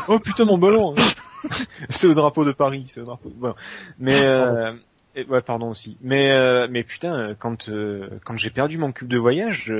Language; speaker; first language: French; native; French